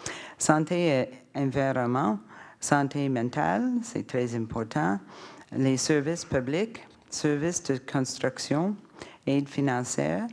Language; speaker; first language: French; non-native, learner; English